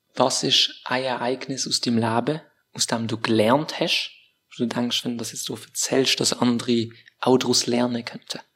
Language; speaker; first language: German; native; German